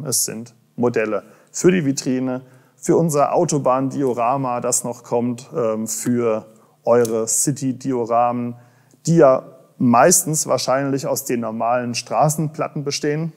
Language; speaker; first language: German; native; German